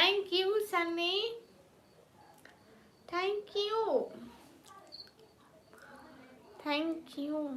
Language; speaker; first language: Hindi; non-native, local second language; Punjabi